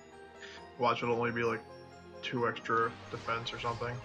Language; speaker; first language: English; native; English